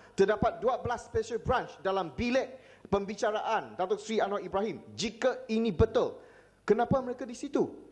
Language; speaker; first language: Malay; non-native, local second language; Chinese